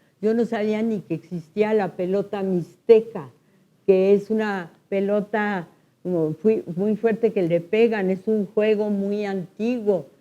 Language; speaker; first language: Spanish; early bilingual, other home language; French